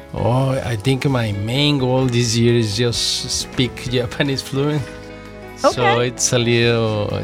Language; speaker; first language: English; non-native, learner; Spanish